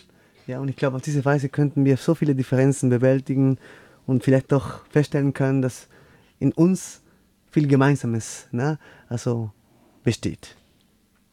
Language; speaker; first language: German; non-native, fluent; Spanish